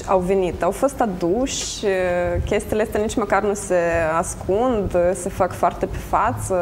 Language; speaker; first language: Romanian; native; Romanian